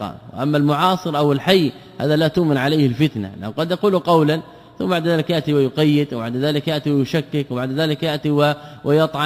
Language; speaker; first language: Arabic; native; Arabic